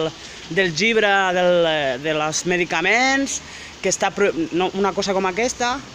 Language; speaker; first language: Catalan; non-native, fluent; French